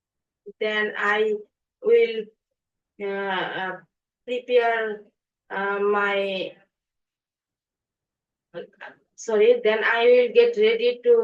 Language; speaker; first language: English; non-native, learner; Bangla